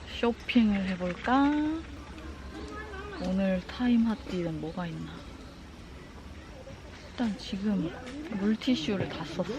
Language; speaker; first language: Korean; native; Korean